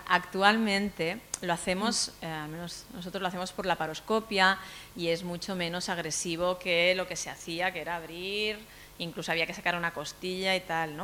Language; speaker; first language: Spanish; native; Spanish